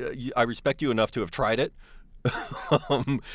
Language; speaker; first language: English; native; English